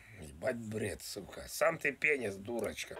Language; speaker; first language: Russian; native; Russian